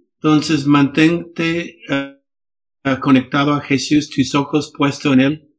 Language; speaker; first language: Spanish; non-native, fluent; English